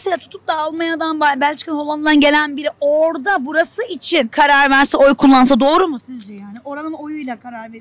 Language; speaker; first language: Turkish; native; Turkish